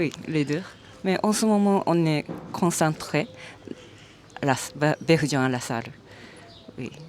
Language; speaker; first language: French; non-native, learner; Japanese